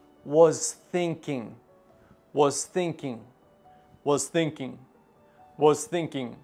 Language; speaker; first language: English; native; English